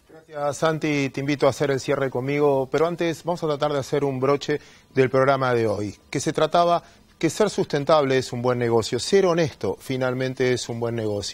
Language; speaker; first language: Spanish; native; Spanish